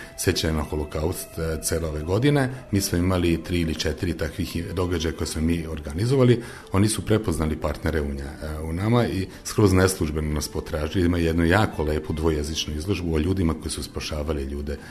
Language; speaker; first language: Serbian; non-native, local second language; Hungarian